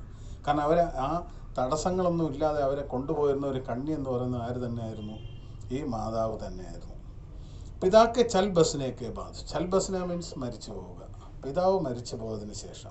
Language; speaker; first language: Malayalam; native; Malayalam